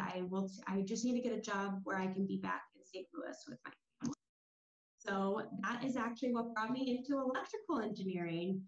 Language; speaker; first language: English; native; English